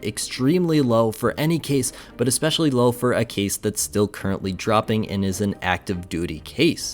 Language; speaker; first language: English; native; English